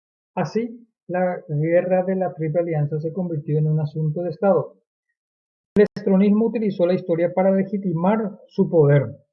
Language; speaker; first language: Spanish; native; Spanish